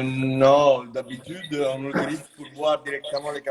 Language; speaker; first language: French; non-native, fluent; Italian